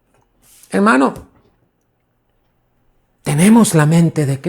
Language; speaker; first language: Spanish; native; Spanish